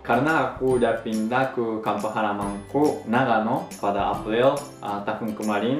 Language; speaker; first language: Indonesian; non-native, fluent; Japanese